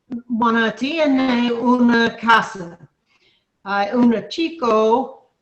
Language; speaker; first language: Spanish; non-native, learner; English